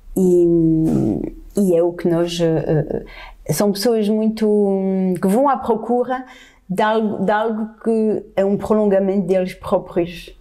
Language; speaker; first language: Portuguese; non-native, fluent; French